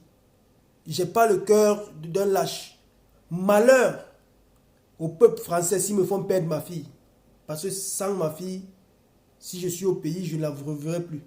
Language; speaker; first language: French; non-native, local second language; Basaa